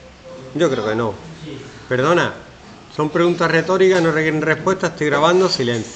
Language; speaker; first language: Spanish; native; Spanish